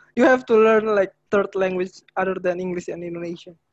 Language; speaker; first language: English; non-native, learner; Indonesian